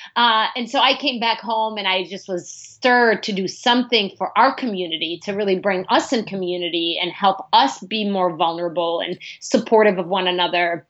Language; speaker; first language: English; early bilingual, other home language; Arabic